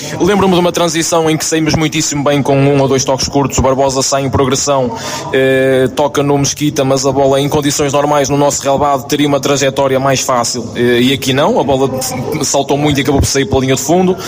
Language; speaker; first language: Portuguese; native; Portuguese